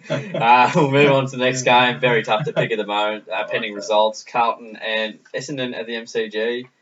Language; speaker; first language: English; native; English